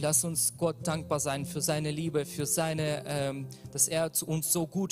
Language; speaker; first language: German; non-native, learner; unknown